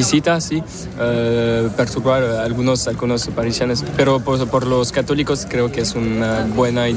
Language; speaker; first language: Spanish; non-native, learner; French